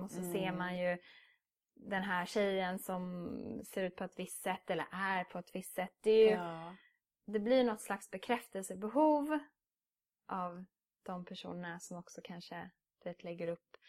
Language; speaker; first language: Swedish; native; Swedish